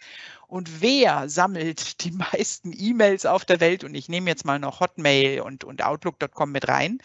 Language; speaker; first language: German; native; German